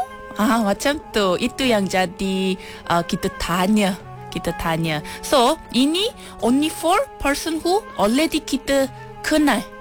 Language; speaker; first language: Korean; non-native, learner; Malay